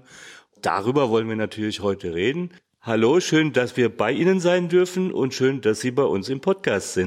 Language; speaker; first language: German; native; German